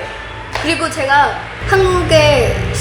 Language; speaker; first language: Korean; non-native, fluent; Indonesian